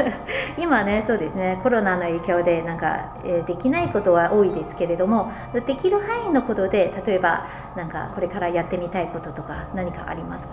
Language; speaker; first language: Japanese; non-native, fluent; Chinese